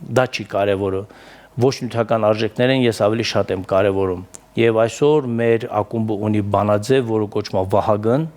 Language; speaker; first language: Armenian; native; Armenian